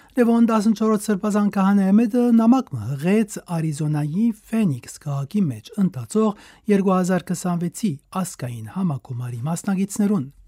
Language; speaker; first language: Armenian; native; Armenian